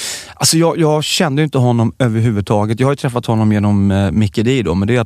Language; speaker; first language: Swedish; native; Swedish